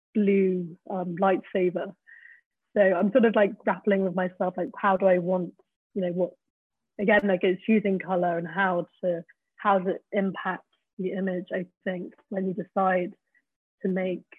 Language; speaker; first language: English; native; English